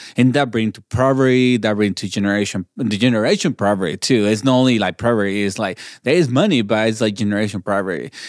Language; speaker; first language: English; non-native, learner; Spanish